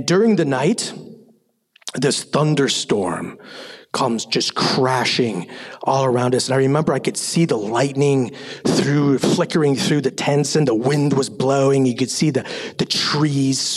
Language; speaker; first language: English; native; English